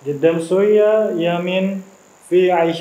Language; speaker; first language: Arabic; non-native, learner; Indonesian